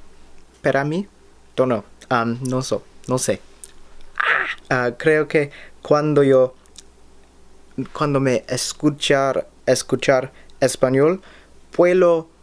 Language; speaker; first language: Spanish; non-native, learner; English